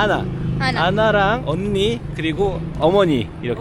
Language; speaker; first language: Korean; native; Korean